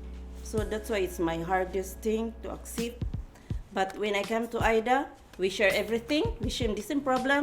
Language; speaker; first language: English; non-native, local second language; Filipino